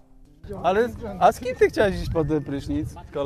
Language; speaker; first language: Polish; native; Polish